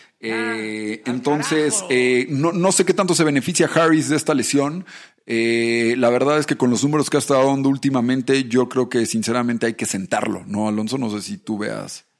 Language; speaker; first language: Spanish; native; Spanish